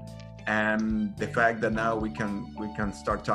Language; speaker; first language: English; non-native, fluent; Spanish